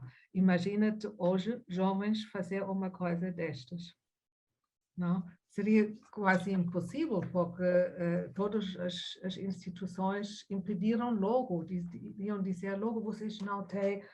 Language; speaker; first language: Portuguese; non-native, fluent; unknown